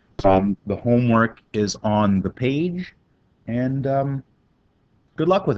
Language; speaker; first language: English; native; English